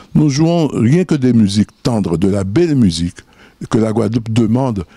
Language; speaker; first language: French; native; French